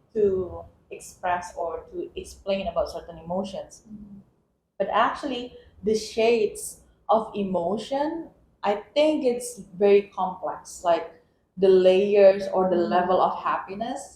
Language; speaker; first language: English; non-native, fluent; Indonesian